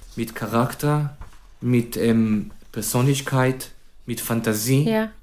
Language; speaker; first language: German; non-native, fluent; Hebrew